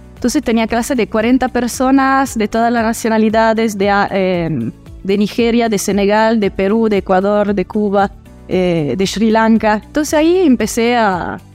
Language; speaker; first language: Spanish; early bilingual, heritage; Italian